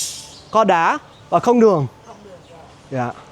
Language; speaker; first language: Vietnamese; non-native, learner; English